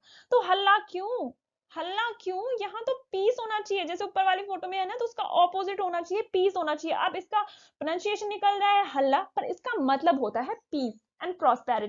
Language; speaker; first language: Hindi; native; Hindi